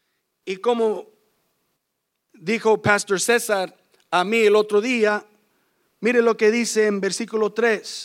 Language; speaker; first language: Spanish; early bilingual, heritage; English